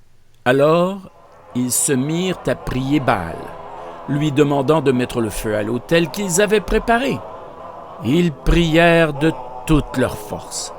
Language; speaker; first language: French; native; French